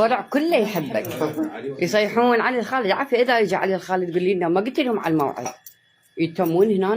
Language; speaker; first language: Arabic; native; Arabic